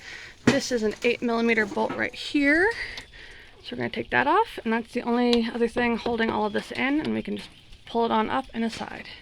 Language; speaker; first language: English; native; English